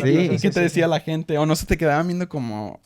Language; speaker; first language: Spanish; early bilingual, heritage; Spanish